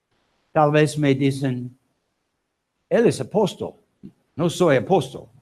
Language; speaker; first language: Spanish; non-native, learner; English